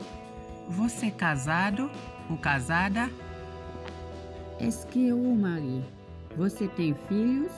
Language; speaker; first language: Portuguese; non-native, learner; Haitian Creole